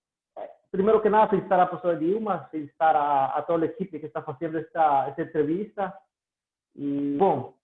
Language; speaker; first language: Portuguese; non-native, learner; Spanish